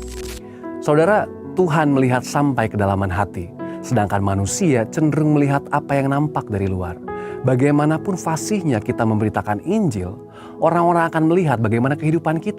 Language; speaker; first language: Indonesian; native; Indonesian